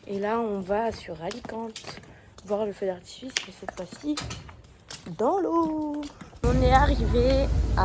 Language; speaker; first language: French; native; French